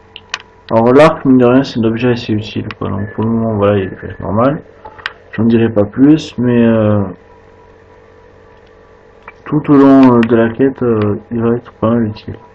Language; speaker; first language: French; native; French